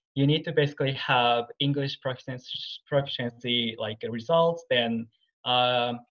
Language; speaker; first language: English; non-native, fluent; Japanese